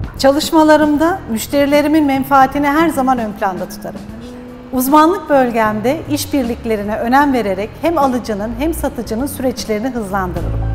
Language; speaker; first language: Turkish; early bilingual, heritage; Turkish